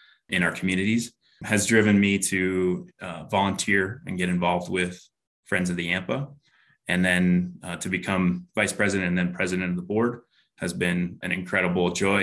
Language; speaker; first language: English; native; English